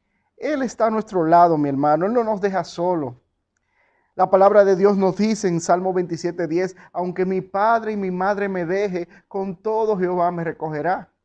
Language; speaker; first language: Spanish; native; Spanish